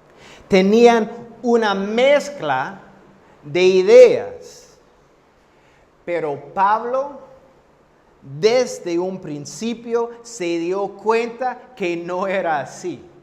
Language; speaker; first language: Spanish; non-native, fluent; English